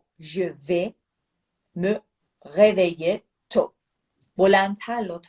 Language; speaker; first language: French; non-native, fluent; Persian